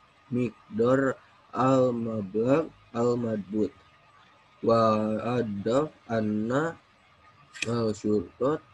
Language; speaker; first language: Arabic; non-native, learner; Indonesian